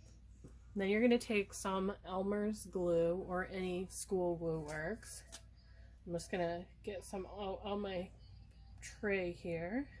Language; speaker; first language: English; native; English